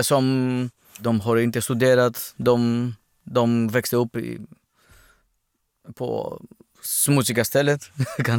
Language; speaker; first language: Swedish; non-native, learner; Greek